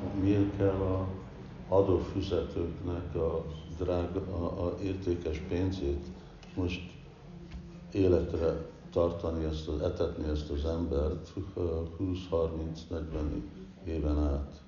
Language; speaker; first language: Hungarian; early bilingual, heritage; Hungarian